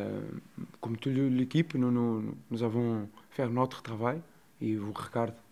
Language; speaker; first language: French; non-native, learner; Portuguese